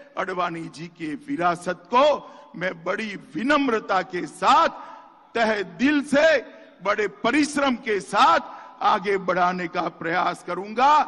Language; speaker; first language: Hindi; non-native, local second language; Gujarati